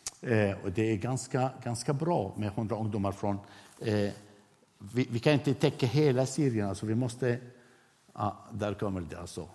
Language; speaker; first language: Swedish; non-native, fluent; Arabic